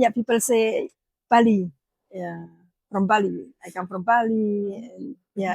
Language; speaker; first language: English; non-native, learner; Indonesian